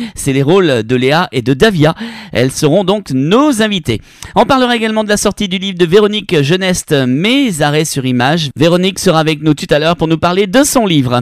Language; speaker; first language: French; native; French